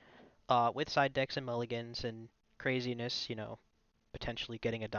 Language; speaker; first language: English; native; English